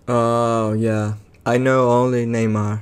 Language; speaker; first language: English; non-native, learner; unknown